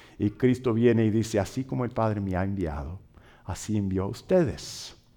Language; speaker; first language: Spanish; non-native, fluent; English